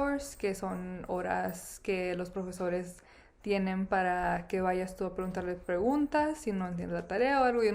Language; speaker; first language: Spanish; early bilingual, other home language; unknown